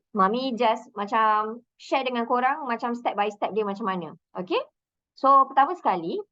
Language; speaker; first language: Malay; native; Malay